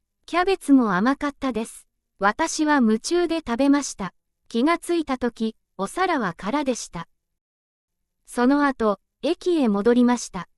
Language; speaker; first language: Japanese; non-native, fluent; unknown